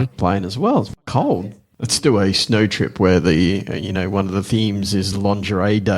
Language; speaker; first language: English; native; English